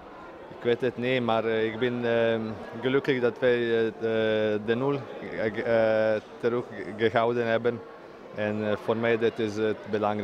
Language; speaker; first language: Dutch; non-native, learner; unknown